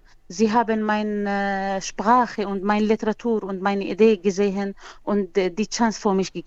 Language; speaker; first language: German; non-native, learner; Arabic